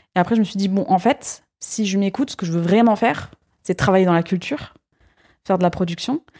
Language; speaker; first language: French; native; French